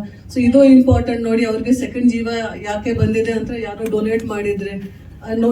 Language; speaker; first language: Kannada; non-native, fluent; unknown